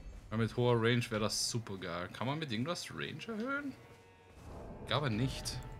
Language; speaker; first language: German; native; German